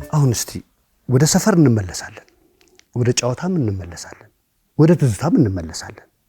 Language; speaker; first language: Amharic; native; Amharic